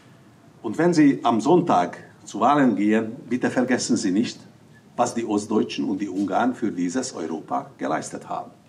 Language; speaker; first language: German; non-native, fluent; Hungarian